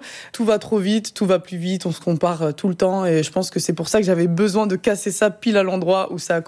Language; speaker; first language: French; native; French